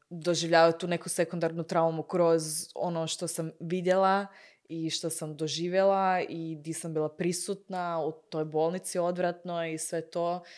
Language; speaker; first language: Croatian; early bilingual, heritage; Croatian